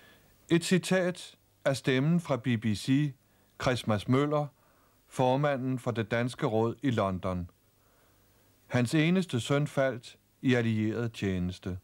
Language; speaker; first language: Danish; native; Danish